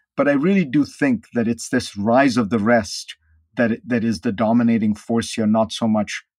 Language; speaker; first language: English; non-native, local second language; Hindi